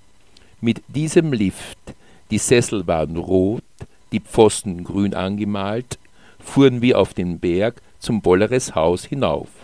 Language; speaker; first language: German; native; German